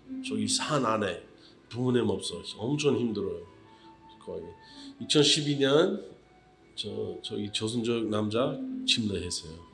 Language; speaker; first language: Korean; non-native, learner; English